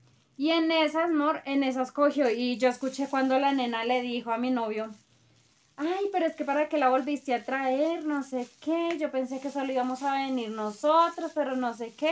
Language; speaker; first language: Spanish; native; Spanish